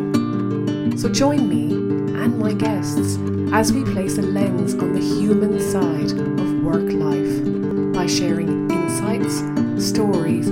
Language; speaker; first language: English; native; English